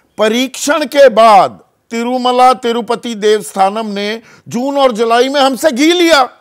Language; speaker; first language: Hindi; native; Hindi